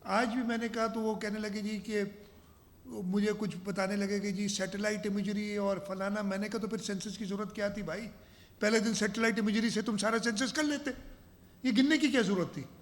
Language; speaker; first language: Urdu; non-native, local second language; Sindhi